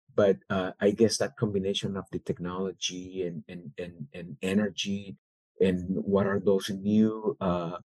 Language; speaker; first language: English; early bilingual, other home language; Spanish